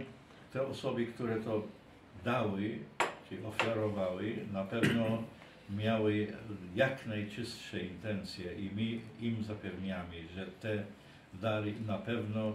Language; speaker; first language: Polish; non-native, fluent; Arabic